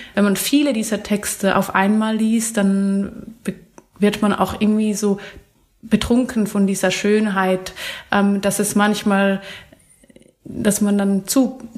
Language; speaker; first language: German; native; German